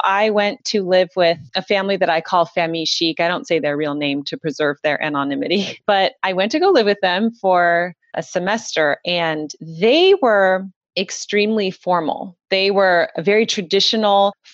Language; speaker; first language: English; native; English